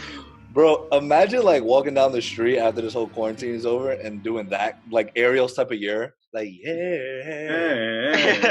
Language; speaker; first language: English; native; English